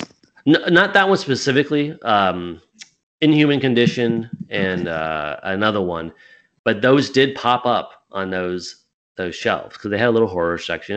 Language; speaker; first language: English; native; English